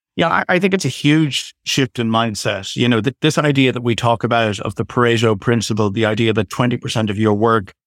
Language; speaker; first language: English; native; English